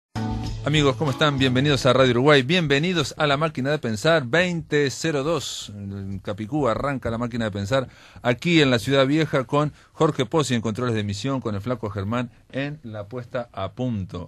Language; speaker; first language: Spanish; native; Spanish